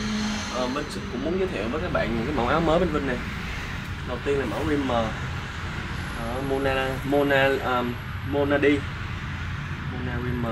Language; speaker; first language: Vietnamese; native; Vietnamese